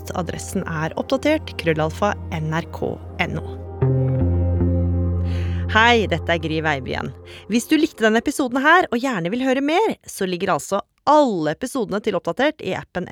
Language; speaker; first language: Norwegian; native; Norwegian